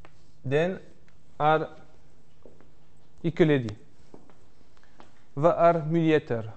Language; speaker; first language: Norwegian; non-native, fluent; French